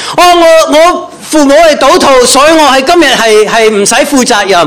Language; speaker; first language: Cantonese; non-native, fluent; English